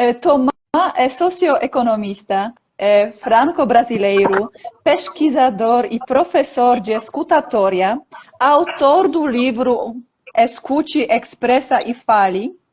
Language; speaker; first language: Portuguese; non-native, fluent; Polish